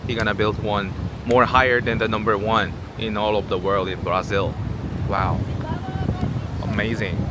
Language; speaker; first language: English; non-native, learner; Korean